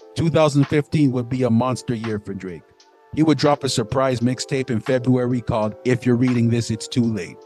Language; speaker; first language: English; native; English